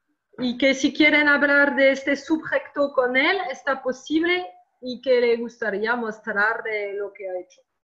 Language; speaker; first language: Spanish; non-native, learner; French